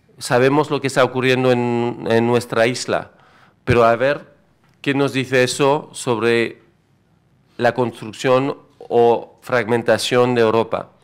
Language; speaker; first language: Spanish; non-native, fluent; French